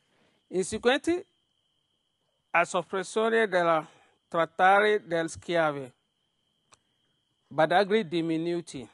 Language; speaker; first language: Italian; non-native, learner; Yoruba